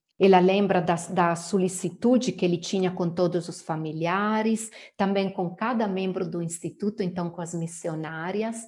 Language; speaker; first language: Portuguese; non-native, fluent; Italian